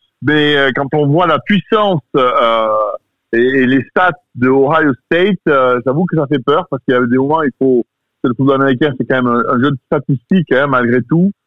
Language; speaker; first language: French; native; French